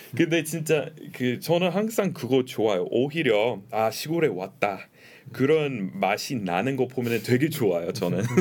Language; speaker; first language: Korean; non-native, fluent; English